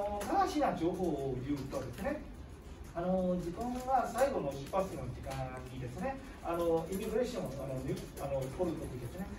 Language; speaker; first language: Japanese; non-native, fluent; Burmese